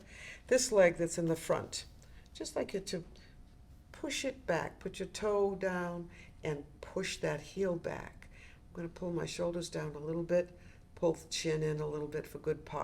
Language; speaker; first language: English; native; English